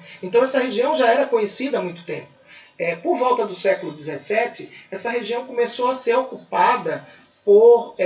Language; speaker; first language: Portuguese; native; Portuguese